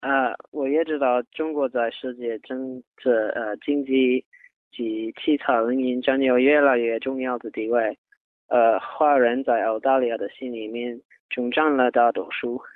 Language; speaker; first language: Chinese; non-native, learner; English